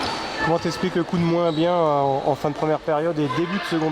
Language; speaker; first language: French; native; French